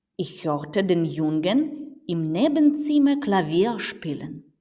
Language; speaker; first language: German; non-native, fluent; Ukrainian